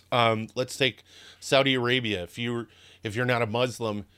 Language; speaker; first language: English; native; English